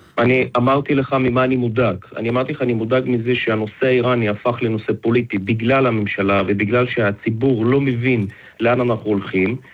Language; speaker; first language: Hebrew; non-native, fluent; Russian